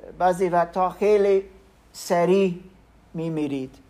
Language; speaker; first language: Persian; non-native, learner; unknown